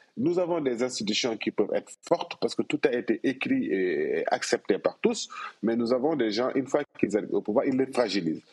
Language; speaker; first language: French; non-native, local second language; Wolof